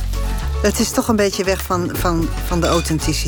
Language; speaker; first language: Dutch; native; Dutch